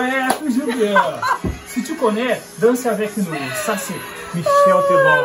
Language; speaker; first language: French; non-native, learner; Portuguese